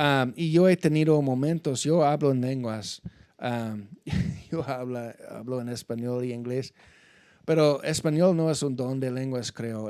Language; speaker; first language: Spanish; non-native, fluent; English